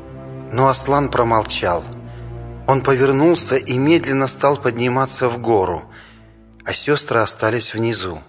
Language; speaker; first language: Russian; native; Russian